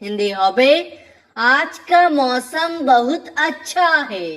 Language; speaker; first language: Hindi; non-native, fluent; Bangla